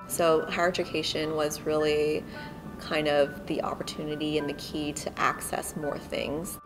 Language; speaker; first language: English; native; English